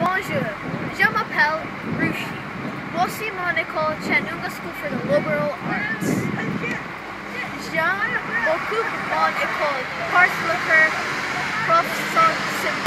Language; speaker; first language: French; non-native, learner; English